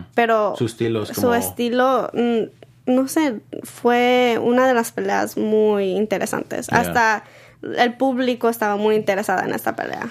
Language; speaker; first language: Spanish; early bilingual, heritage; Spanish